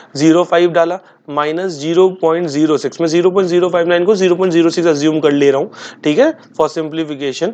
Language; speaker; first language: Hindi; native; Hindi